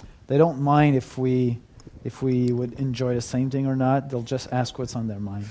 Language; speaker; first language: English; non-native, fluent; French